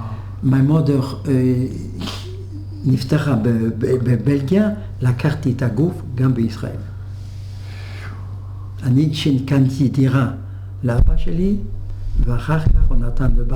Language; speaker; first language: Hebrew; non-native, fluent; French